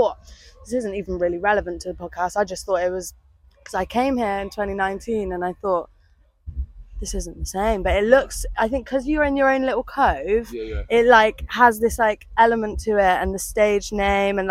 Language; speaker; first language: English; native; English